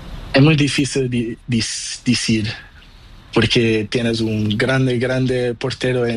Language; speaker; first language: Spanish; non-native, learner; Portuguese